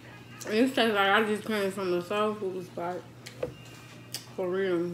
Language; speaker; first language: English; native; English